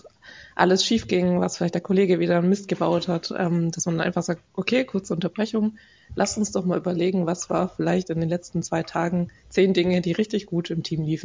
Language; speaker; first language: German; native; German